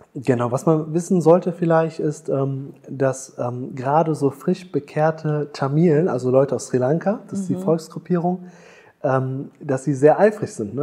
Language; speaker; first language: German; early bilingual, other home language; Tamil